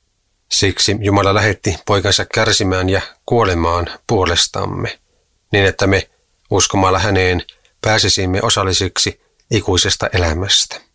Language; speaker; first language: Finnish; native; Finnish